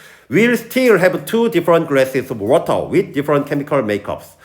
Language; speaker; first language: English; non-native, fluent; Korean